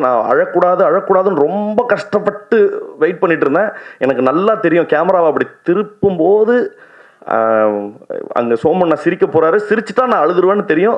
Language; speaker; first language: Tamil; native; Tamil